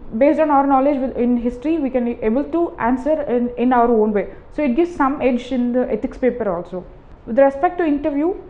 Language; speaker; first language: English; non-native, local second language; Tamil